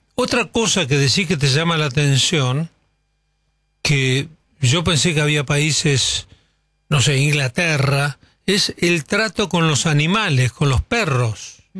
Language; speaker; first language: Spanish; native; Spanish